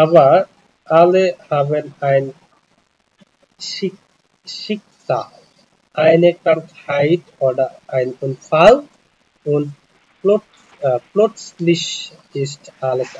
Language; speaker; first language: German; non-native, learner; Bangla